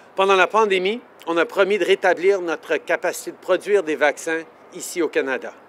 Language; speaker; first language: French; native; French